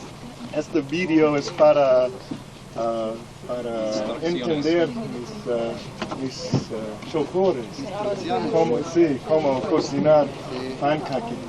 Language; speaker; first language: Spanish; non-native, learner; English